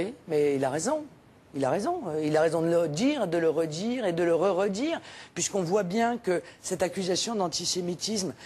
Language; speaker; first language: French; native; French